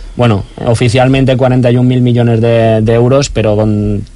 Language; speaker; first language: Spanish; non-native, local second language; Catalan